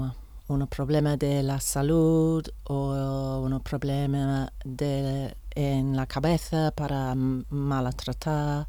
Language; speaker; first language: Spanish; non-native, learner; English